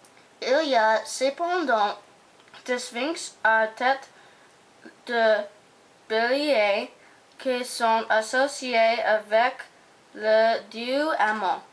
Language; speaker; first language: French; non-native, learner; English